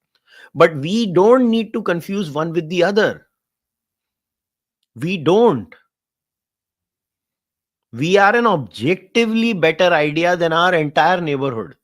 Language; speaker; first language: English; non-native, local second language; Hindi